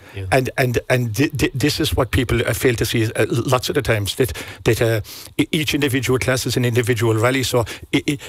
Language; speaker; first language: English; native; English